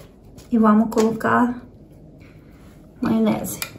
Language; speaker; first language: Portuguese; non-native, learner; Ukrainian